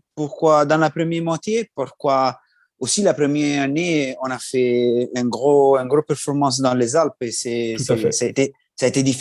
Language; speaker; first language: French; non-native, learner; Italian